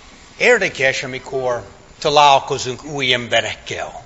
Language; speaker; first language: Hungarian; non-native, fluent; English